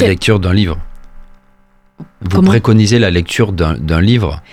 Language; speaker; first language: French; native; French